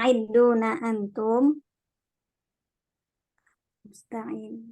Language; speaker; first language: Arabic; non-native, learner; Indonesian